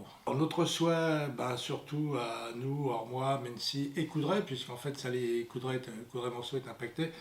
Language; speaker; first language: French; native; French